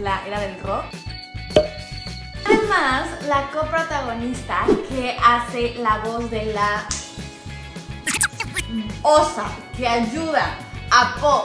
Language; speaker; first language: Spanish; native; Spanish